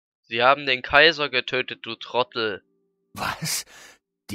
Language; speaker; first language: German; native; German